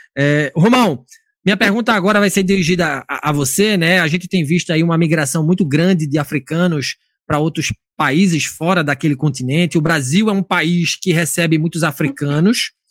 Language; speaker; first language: Portuguese; native; Portuguese